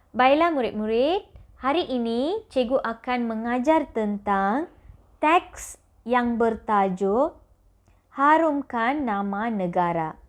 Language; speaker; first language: Malay; non-native, local second language; Tamil